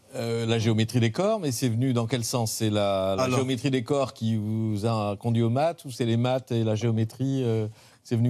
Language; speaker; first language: French; native; French